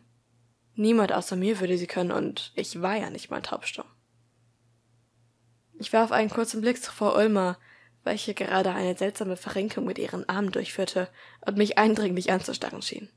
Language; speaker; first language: German; native; German